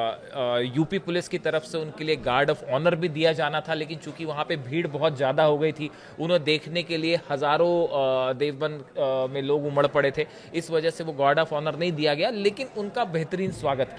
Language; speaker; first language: Hindi; native; Hindi